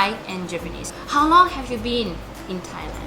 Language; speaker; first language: English; non-native, fluent; Japanese